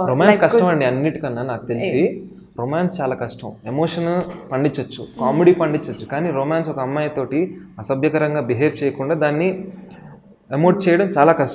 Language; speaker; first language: Telugu; native; Telugu